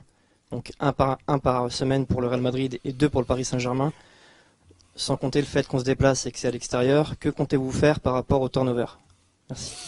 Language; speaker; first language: French; native; French